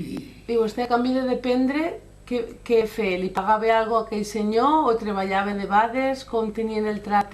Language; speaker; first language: Catalan; native; Catalan